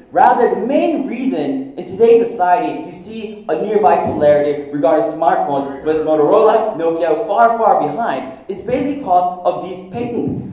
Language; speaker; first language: English; non-native, fluent; Korean